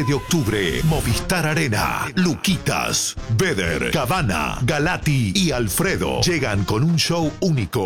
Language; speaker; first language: Spanish; native; Spanish